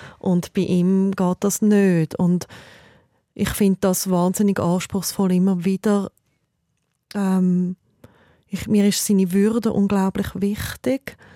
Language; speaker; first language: German; native; German